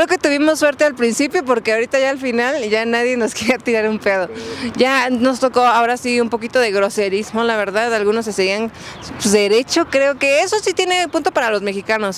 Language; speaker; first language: Spanish; native; Spanish